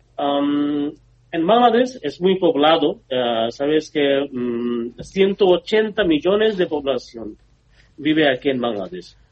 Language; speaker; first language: Spanish; non-native, learner; Bangla